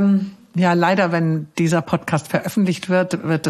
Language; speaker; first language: German; native; German